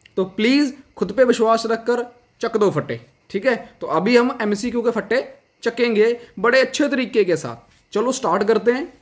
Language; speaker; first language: Hindi; non-native, local second language; Punjabi